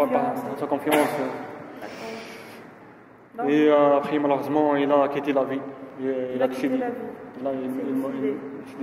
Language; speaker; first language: French; non-native, learner; Arabic